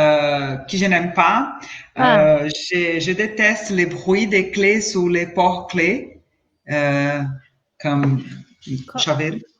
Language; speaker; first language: French; non-native, learner; Portuguese